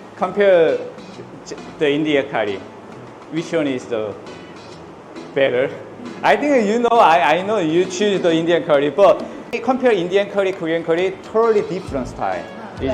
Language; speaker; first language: English; non-native, learner; Korean